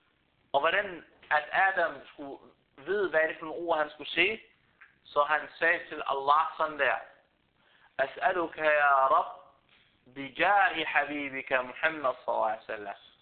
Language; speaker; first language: Danish; early bilingual, other home language; Arabic